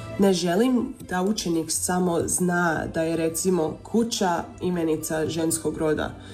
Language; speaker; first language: Croatian; early bilingual, heritage; Croatian